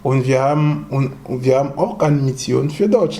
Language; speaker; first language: German; non-native, fluent; French